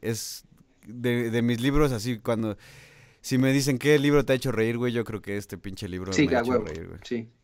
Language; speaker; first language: Spanish; native; Spanish